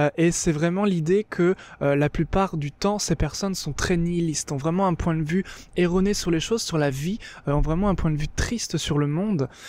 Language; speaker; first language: French; native; French